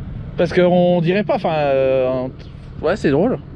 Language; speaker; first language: French; native; French